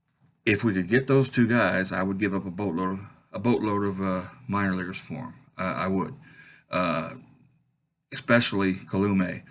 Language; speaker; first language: English; native; English